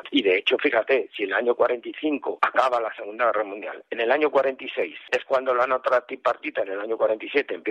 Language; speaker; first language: Spanish; native; Spanish